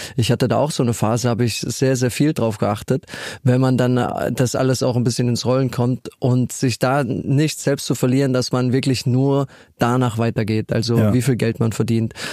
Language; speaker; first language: German; native; German